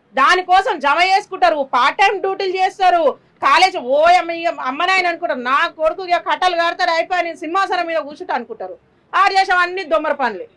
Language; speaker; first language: Telugu; native; Telugu